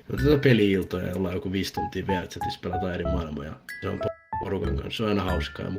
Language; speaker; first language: Finnish; native; Finnish